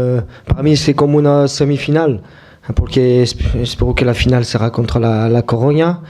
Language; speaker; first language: Spanish; non-native, fluent; French